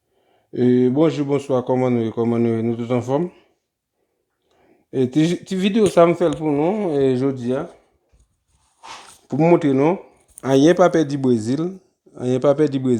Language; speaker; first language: French; non-native, learner; Haitian Creole